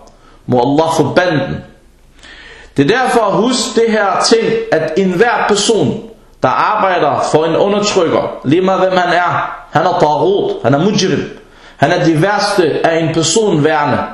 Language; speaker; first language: Danish; early bilingual, other home language; Arabic